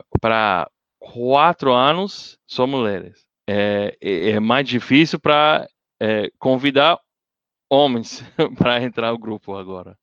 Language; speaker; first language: Portuguese; non-native, learner; English